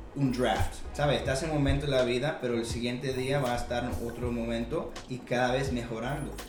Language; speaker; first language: Spanish; early bilingual, heritage; Spanish